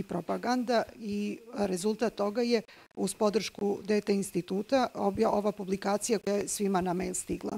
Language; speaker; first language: Bosnian; native; Bosnian